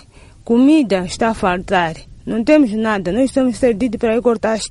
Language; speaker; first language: Portuguese; non-native, local second language; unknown